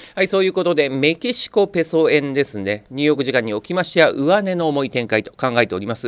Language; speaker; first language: Japanese; native; Japanese